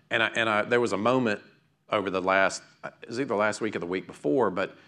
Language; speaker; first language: English; native; English